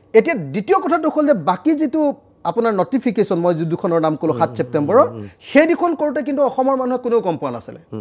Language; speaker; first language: Assamese; native; Assamese